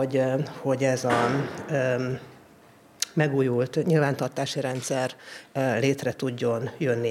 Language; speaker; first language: Hungarian; native; Hungarian